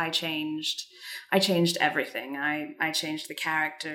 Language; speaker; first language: English; native; English